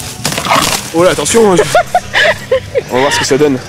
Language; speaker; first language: French; native; French